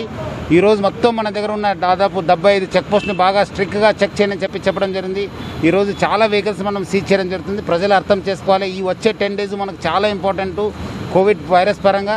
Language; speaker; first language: Telugu; native; Telugu